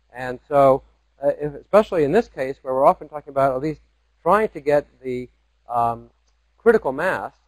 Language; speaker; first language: English; native; English